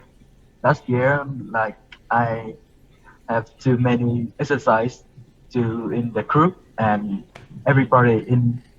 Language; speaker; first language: English; non-native, learner; Vietnamese